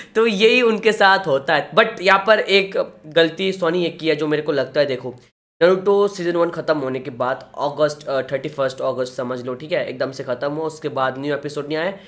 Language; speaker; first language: Hindi; native; Hindi